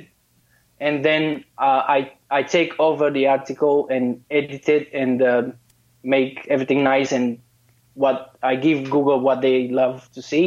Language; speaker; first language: English; non-native, fluent; Romanian